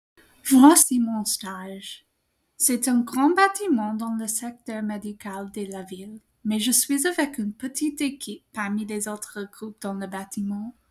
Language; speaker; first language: French; non-native, fluent; English